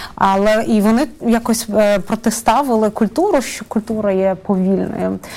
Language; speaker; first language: Ukrainian; native; Ukrainian